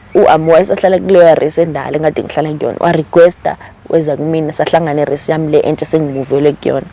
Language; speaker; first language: Zulu; native; Zulu